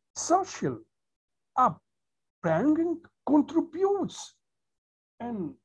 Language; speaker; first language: English; non-native, fluent; Arabic